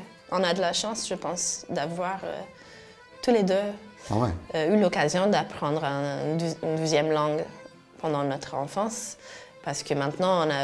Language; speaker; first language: French; non-native, fluent; English